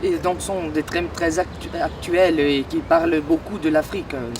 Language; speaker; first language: French; non-native, learner; Portuguese